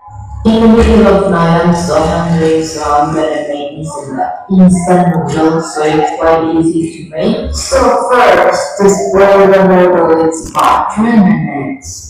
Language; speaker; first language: English; non-native, fluent; Indonesian